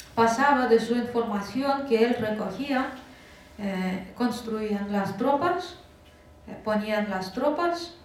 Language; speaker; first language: Spanish; non-native, fluent; Russian